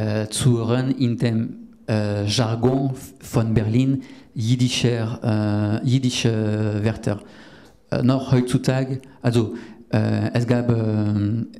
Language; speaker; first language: German; non-native, learner; French